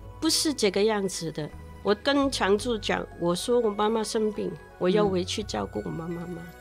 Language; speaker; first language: Chinese; non-native, local second language; Cantonese